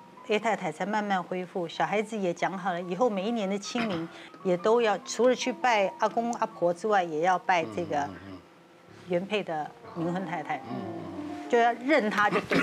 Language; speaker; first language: Chinese; native; Chinese